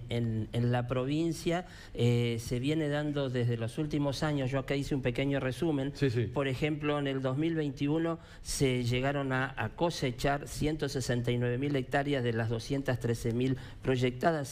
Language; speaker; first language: Spanish; native; Spanish